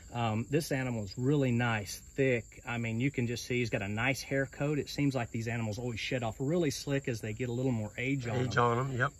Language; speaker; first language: English; native; English